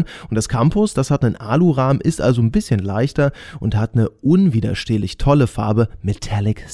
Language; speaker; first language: German; native; German